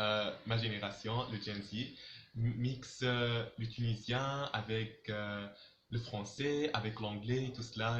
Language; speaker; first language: French; non-native, local second language; Arabic